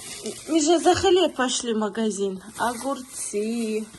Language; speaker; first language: Russian; non-native, local second language; Tajik